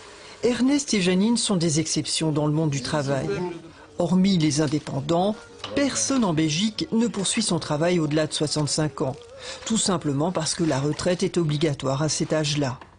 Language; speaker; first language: French; native; French